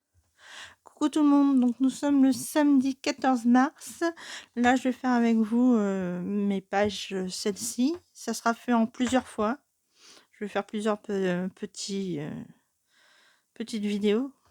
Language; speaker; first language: French; native; French